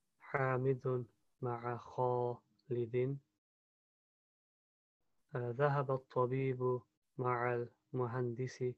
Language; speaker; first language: Arabic; non-native, learner; English